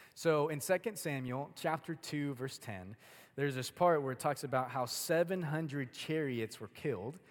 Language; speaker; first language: English; early bilingual, other home language; Spanish